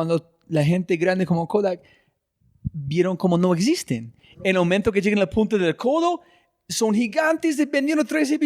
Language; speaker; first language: Spanish; non-native, fluent; English